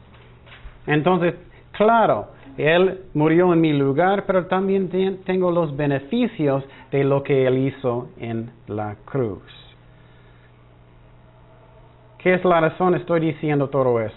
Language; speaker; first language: Spanish; non-native, fluent; English